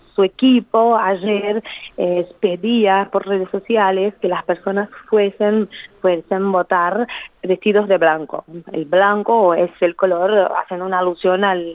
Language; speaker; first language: Spanish; non-native, fluent; Portuguese